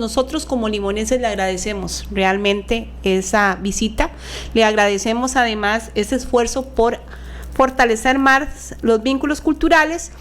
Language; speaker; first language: Spanish; native; Spanish